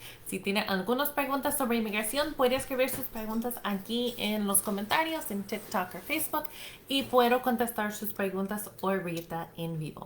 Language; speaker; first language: Spanish; non-native, fluent; English